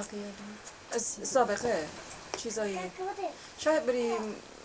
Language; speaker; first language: Persian; non-native, fluent; English